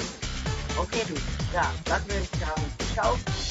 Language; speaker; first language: German; native; German